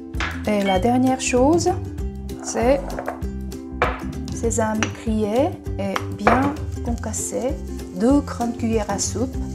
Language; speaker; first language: French; non-native, fluent; Korean